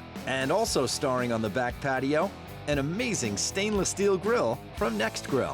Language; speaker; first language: English; native; English